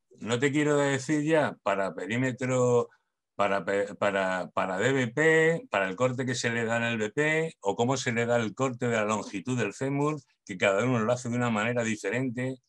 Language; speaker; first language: Spanish; native; Spanish